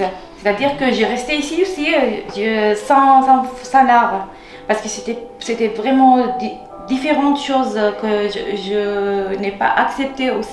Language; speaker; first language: French; non-native, learner; Armenian